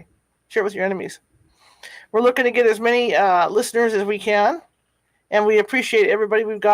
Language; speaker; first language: English; native; English